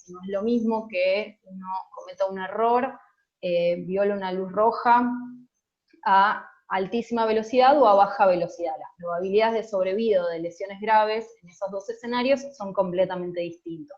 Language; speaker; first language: Spanish; native; Spanish